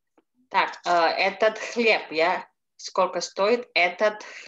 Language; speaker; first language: Russian; non-native, fluent; Indonesian